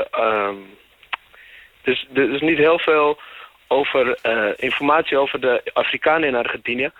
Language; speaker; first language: Dutch; native; Dutch